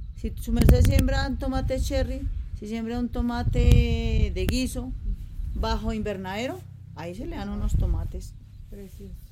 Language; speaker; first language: Spanish; native; Spanish